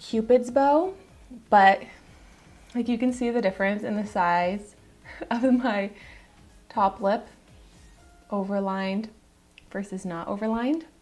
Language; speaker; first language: English; native; English